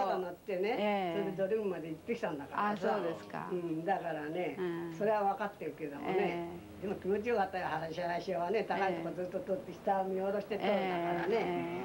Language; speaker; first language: Japanese; native; Japanese